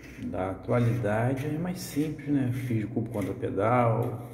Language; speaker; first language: Portuguese; native; Portuguese